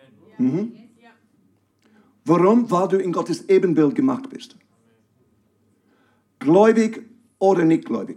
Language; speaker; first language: German; non-native, fluent; English